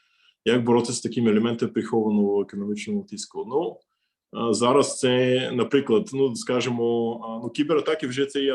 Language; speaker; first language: Ukrainian; non-native, fluent; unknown